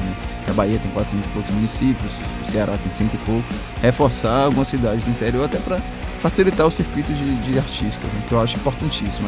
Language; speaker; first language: Portuguese; native; Portuguese